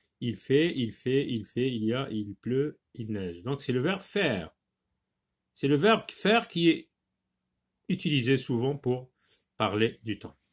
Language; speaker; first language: French; non-native, local second language; Arabic